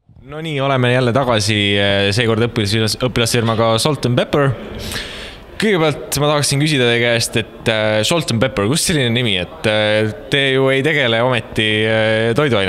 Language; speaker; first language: Estonian; native; Estonian